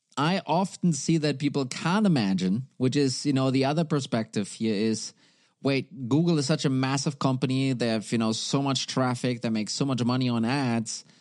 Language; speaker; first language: English; non-native, fluent; German